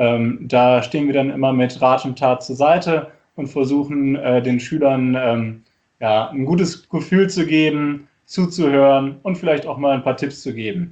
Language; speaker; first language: German; native; German